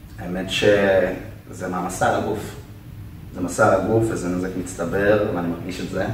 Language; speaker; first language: Hebrew; native; Hebrew